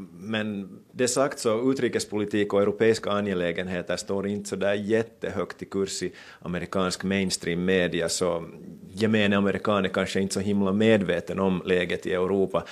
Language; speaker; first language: Swedish; native; Swedish